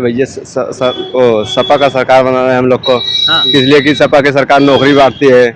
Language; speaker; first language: Hindi; native; Hindi